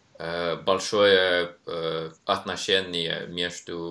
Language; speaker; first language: Russian; non-native, learner; Norwegian